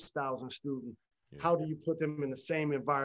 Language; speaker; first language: English; native; English